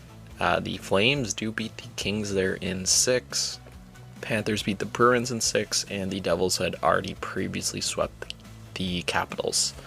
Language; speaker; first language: English; native; English